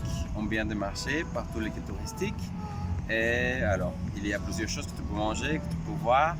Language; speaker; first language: French; non-native, fluent; Spanish